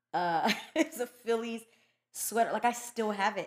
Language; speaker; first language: English; early bilingual, other home language; Spanish